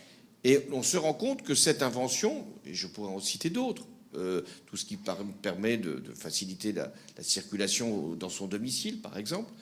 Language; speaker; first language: French; native; French